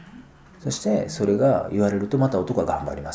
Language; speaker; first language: Japanese; native; Japanese